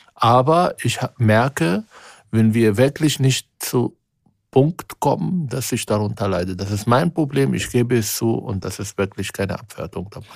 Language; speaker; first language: German; non-native, fluent; Arabic